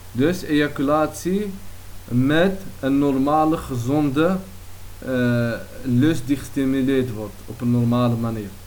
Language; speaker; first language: Dutch; early bilingual, other home language; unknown